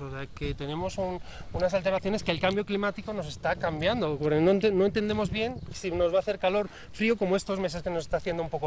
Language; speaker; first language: Spanish; native; Spanish